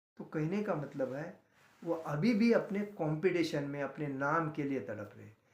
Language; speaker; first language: Hindi; non-native, local second language; Marathi